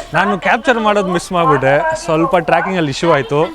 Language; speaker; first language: Kannada; non-native, local second language; Hindi